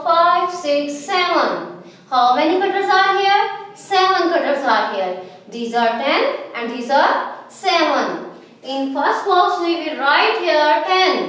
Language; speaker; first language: English; non-native, local second language; Urdu